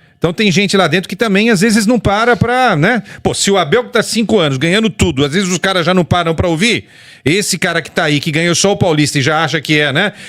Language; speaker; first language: Portuguese; native; Portuguese